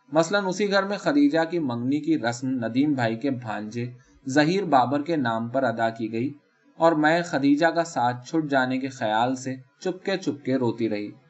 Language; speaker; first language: Urdu; native; Urdu